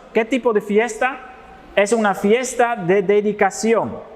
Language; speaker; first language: Spanish; non-native, fluent; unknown